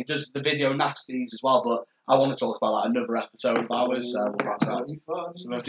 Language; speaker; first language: English; native; English